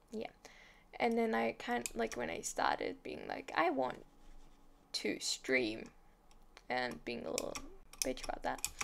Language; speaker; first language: English; non-native, fluent; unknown